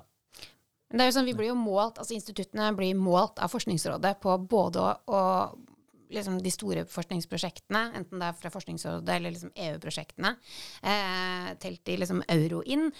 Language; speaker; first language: Norwegian; native; Norwegian